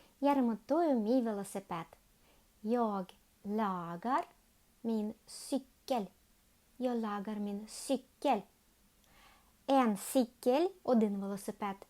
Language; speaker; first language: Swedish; non-native, learner; Ukrainian